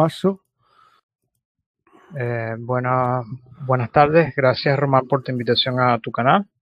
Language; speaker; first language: Spanish; native; Spanish